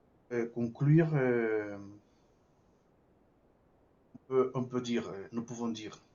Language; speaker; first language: French; non-native, fluent; Spanish